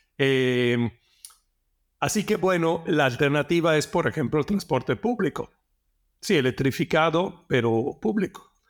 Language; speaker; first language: Spanish; non-native, fluent; Italian